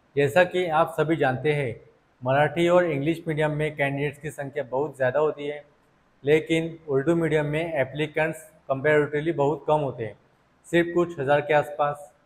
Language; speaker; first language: Hindi; non-native, local second language; Marathi